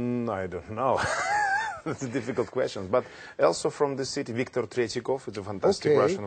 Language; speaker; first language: English; non-native, learner; Russian